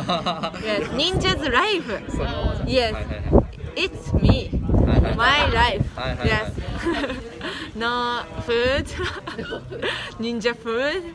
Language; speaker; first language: English; non-native, learner; Japanese